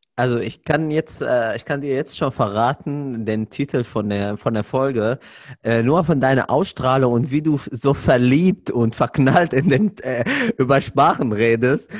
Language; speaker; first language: German; non-native, fluent; Arabic